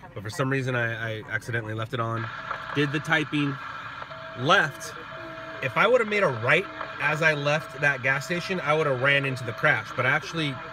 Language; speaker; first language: English; native; English